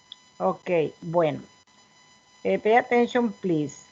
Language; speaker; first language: English; non-native, learner; Spanish